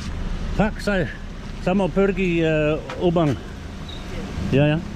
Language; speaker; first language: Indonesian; non-native, learner; English